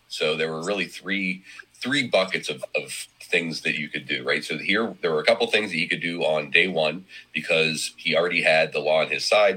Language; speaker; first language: English; native; English